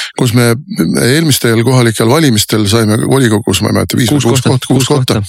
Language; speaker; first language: Estonian; native; Estonian